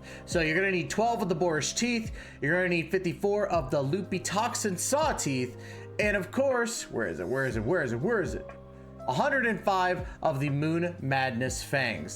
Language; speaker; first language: English; native; English